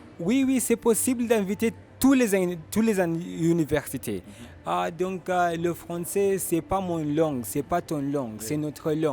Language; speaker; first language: French; non-native, learner; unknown